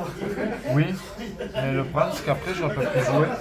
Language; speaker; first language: French; native; French